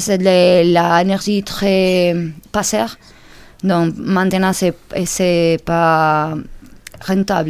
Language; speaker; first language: French; non-native, learner; Spanish